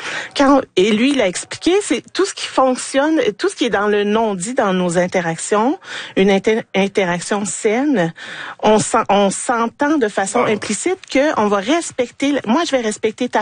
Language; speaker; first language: French; native; French